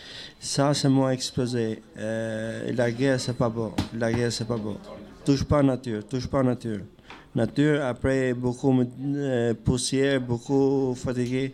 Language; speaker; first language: French; non-native, learner; Albanian